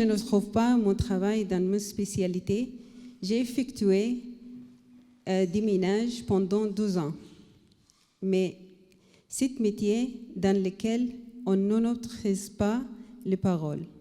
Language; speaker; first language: French; non-native, learner; Arabic